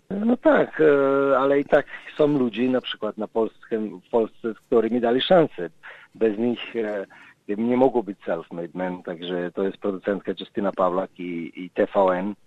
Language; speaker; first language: Polish; non-native, fluent; Slovenian